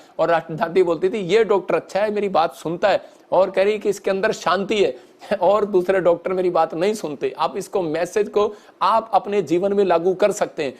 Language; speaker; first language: Hindi; non-native, local second language; Punjabi